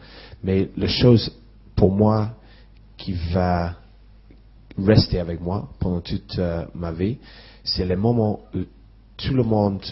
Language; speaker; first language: French; non-native, fluent; English